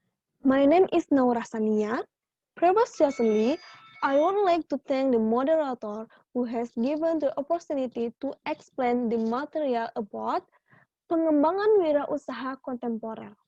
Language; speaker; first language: English; non-native, learner; Indonesian